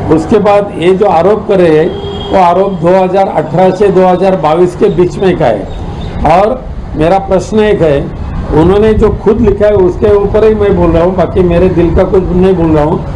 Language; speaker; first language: Hindi; non-native, local second language; Marathi